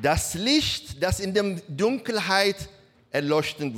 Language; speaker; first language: German; non-native, learner; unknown